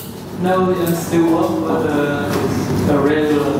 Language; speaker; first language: English; non-native, learner; Vietnamese